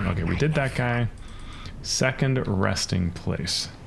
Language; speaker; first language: English; native; English